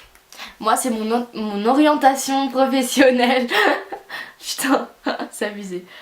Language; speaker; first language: French; native; French